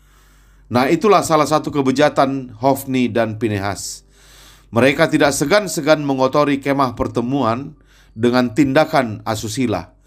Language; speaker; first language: Indonesian; native; Indonesian